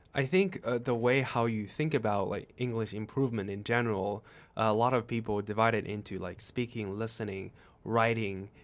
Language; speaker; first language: English; non-native, fluent; Chinese